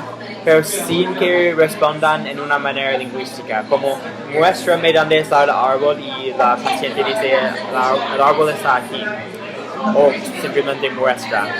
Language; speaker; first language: Spanish; non-native, fluent; English